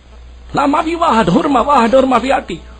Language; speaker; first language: Arabic; non-native, learner; Urdu